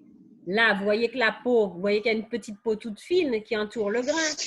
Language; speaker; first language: French; native; French